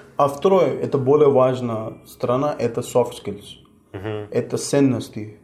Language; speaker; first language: Russian; non-native, fluent; Hindi